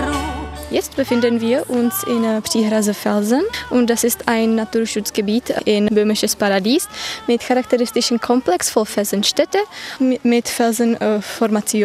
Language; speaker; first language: German; non-native, fluent; Czech